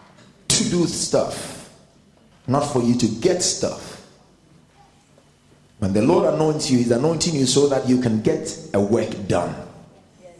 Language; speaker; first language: English; non-native, local second language; Akan